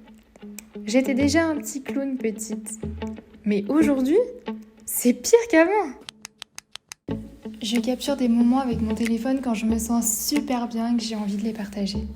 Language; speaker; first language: French; native; French